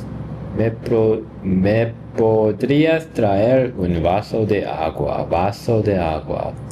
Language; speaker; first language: Spanish; non-native, learner; English